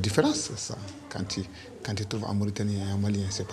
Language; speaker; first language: French; non-native, local second language; Fula